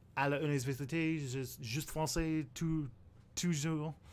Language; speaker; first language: French; non-native, learner; English